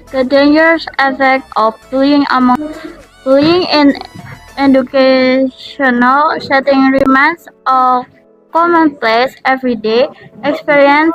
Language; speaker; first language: English; non-native, learner; Indonesian